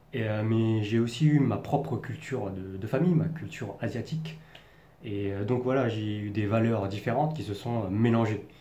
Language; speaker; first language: French; native; French